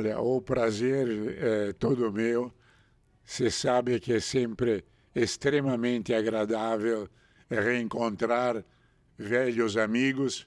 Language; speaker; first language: Portuguese; non-native, fluent; Italian